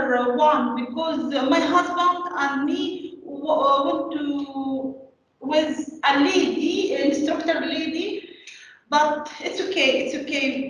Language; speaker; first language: English; non-native, learner; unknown